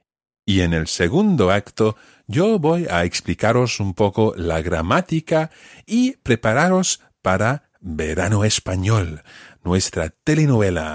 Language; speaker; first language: Spanish; non-native, fluent; English